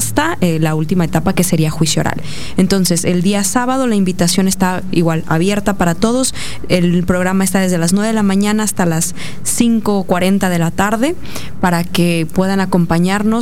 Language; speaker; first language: Spanish; native; Spanish